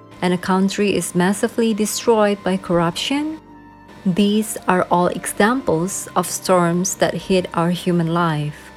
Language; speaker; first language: English; non-native, fluent; Indonesian